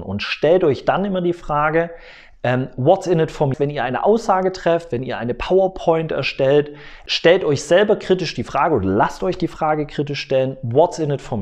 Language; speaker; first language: German; native; German